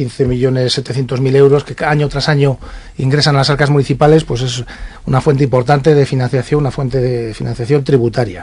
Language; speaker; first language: Spanish; native; Spanish